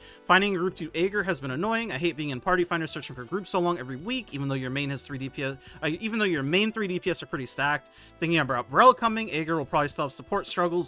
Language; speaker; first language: English; native; English